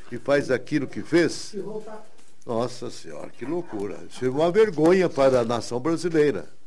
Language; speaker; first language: Portuguese; native; Portuguese